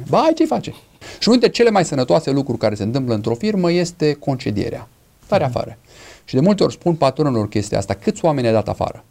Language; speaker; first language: Romanian; non-native, fluent; English